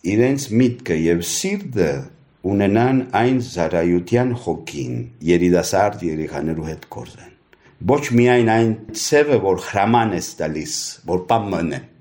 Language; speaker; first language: Armenian; early bilingual, heritage; Armenian